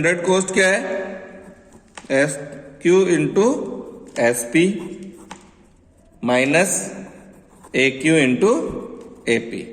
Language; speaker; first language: Hindi; native; Hindi